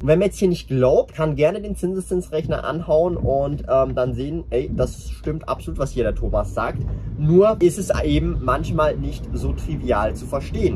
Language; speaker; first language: German; native; German